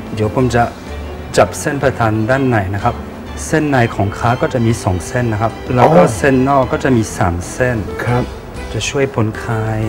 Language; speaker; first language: Thai; non-native, fluent; French